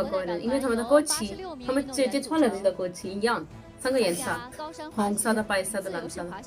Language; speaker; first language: Chinese; non-native, fluent; Urdu